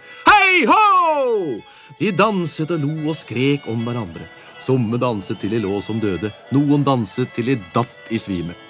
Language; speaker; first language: Norwegian; native; Norwegian